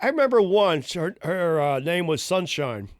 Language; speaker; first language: English; native; English